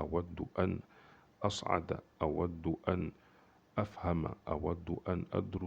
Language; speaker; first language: Arabic; non-native, fluent; French